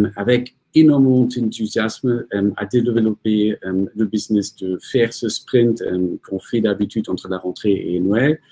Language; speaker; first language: French; non-native, fluent; German